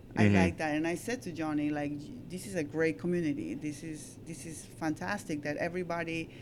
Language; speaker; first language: English; non-native, fluent; Spanish